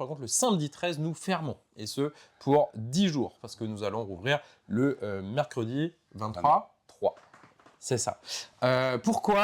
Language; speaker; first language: French; native; French